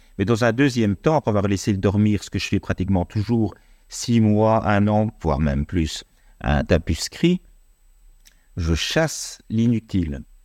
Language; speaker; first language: French; native; French